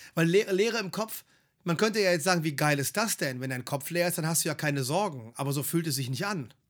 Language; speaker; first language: German; native; German